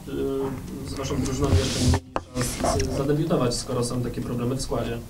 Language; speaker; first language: Polish; native; Polish